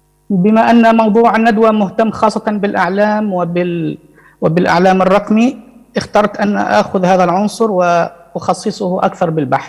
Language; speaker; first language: Arabic; native; Arabic